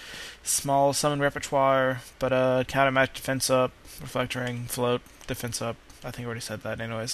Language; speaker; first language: English; native; English